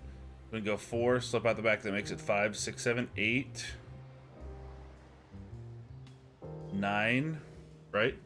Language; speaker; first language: English; native; English